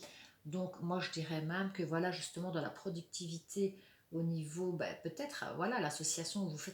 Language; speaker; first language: French; native; French